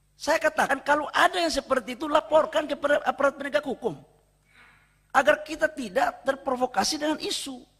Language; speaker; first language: Indonesian; native; Indonesian